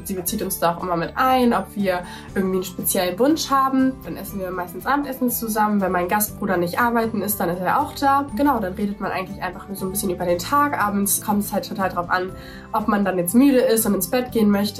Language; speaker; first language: German; native; German